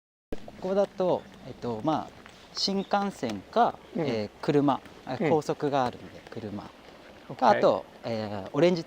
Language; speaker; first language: Japanese; native; Japanese